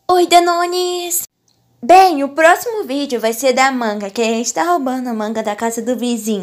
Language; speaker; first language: Portuguese; native; Portuguese